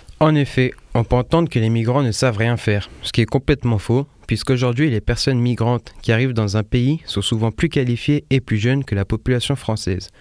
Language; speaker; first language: French; native; French